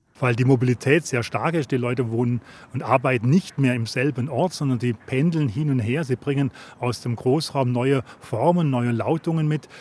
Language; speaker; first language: German; native; German